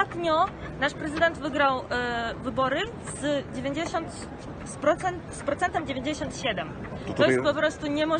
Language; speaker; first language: Polish; non-native, fluent; Russian